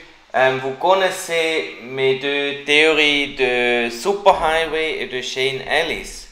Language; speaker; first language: French; non-native, learner; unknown